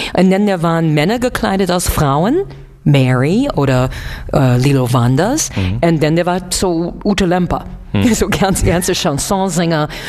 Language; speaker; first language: German; non-native, fluent; English